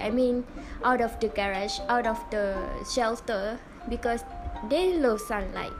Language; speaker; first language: English; non-native, learner; Malay